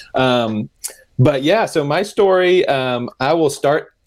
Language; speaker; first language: English; native; English